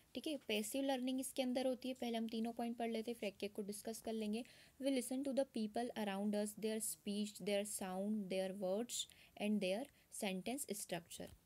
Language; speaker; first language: Hindi; native; Hindi